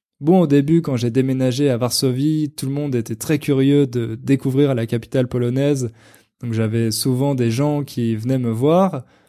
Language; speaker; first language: French; native; French